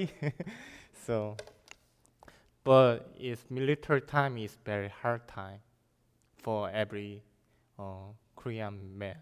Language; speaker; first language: English; non-native, learner; Korean